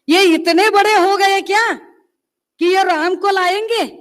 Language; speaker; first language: Hindi; non-native, local second language; Marathi